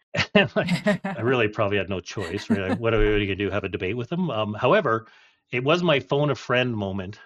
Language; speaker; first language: English; native; English